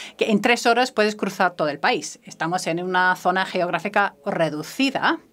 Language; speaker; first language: Spanish; non-native, fluent; French